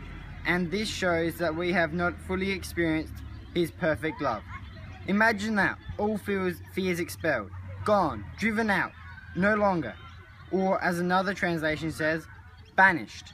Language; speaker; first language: English; native; English